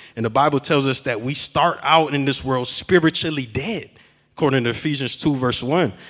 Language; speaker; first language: English; native; English